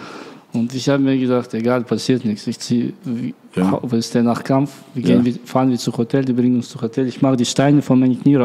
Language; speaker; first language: German; non-native, learner; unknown